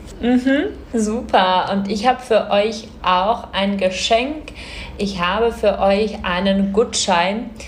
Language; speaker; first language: German; non-native, fluent; Czech